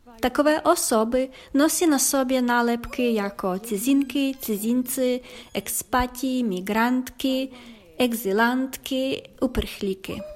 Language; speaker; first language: Czech; non-native, fluent; Ukrainian